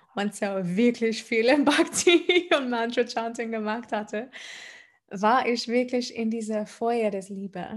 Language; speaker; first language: German; non-native, fluent; English